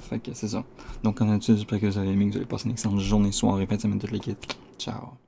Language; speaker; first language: French; native; French